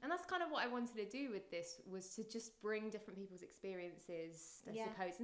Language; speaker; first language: English; native; English